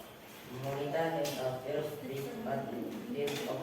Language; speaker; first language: English; non-native, learner; Indonesian